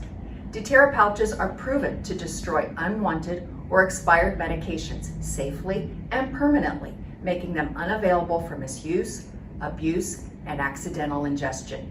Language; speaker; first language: English; native; English